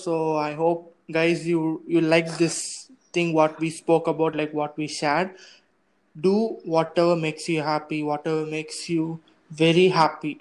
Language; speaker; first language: English; non-native, local second language; Tamil